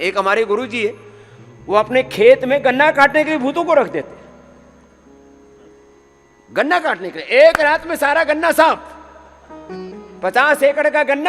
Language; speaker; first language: Hindi; native; Hindi